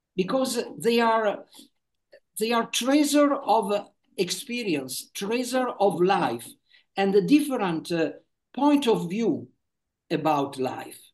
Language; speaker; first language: English; non-native, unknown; Italian